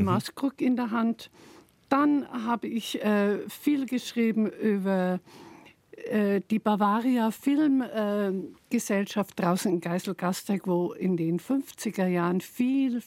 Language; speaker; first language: German; native; German